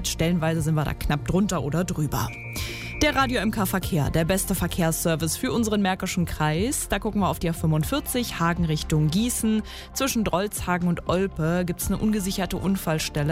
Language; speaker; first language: German; native; German